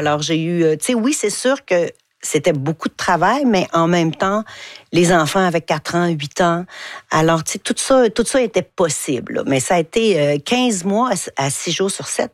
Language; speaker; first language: French; native; French